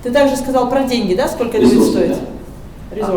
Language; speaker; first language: Russian; native; Russian